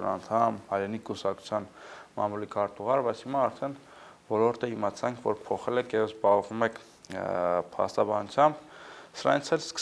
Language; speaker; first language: Armenian; native; Armenian